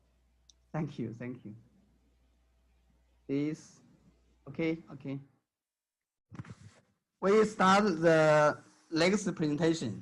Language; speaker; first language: English; non-native, fluent; Chinese